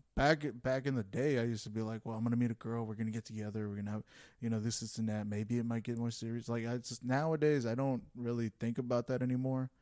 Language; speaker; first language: English; early bilingual, other home language; Spanish